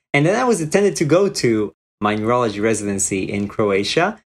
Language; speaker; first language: English; non-native, fluent; Croatian